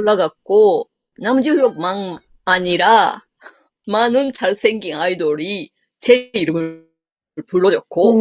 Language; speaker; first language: Korean; non-native, fluent; Japanese